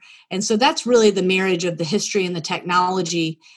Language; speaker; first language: English; native; English